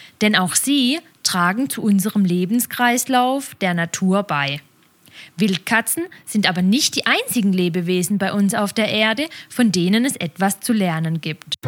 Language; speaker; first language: German; native; German